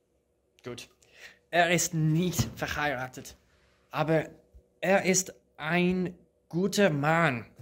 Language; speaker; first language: German; non-native, learner; English